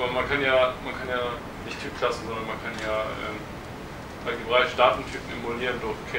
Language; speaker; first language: German; native; German